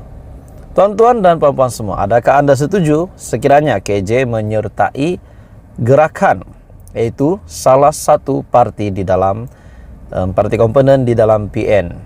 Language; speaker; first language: Malay; native; Malay